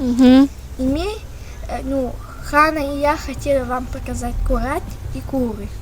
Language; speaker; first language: Russian; early bilingual, heritage; Russian